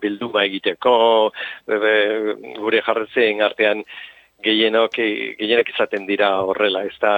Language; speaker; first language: Basque; non-native, local second language; Spanish